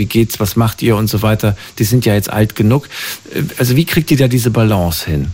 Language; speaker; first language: German; native; German